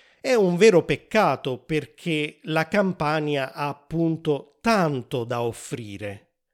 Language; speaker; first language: Italian; native; Italian